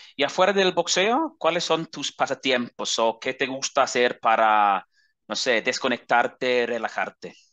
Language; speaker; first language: Spanish; non-native, fluent; English